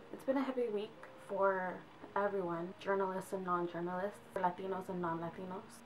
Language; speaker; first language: English; native; English